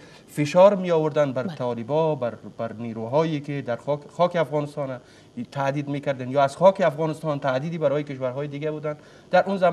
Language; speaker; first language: Persian; native; Persian